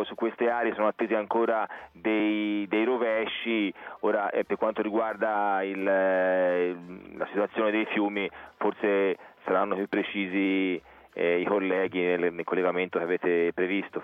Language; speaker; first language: Italian; native; Italian